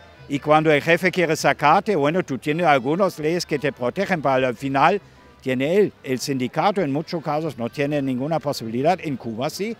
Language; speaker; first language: Spanish; non-native, fluent; German